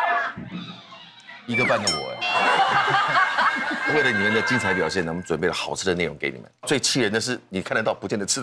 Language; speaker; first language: Chinese; native; Chinese